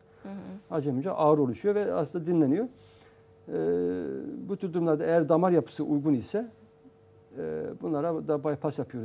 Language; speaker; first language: Turkish; native; Turkish